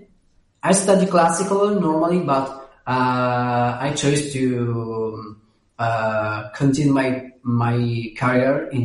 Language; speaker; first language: English; non-native, learner; Italian